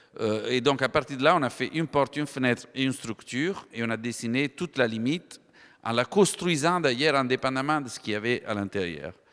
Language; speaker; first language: French; non-native, fluent; Italian